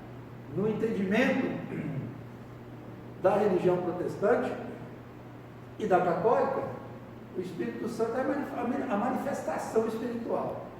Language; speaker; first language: Portuguese; native; Portuguese